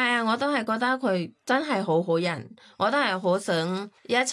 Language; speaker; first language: Cantonese; non-native, learner; Thai